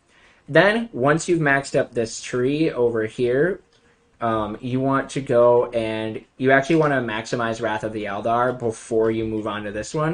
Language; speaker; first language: English; native; English